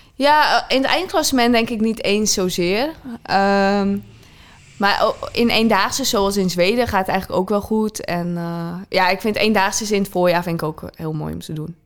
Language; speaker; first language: Dutch; native; Dutch